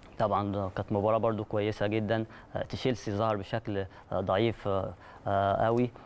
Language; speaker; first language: Arabic; native; Arabic